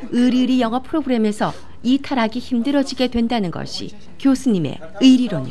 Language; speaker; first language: Korean; native; Korean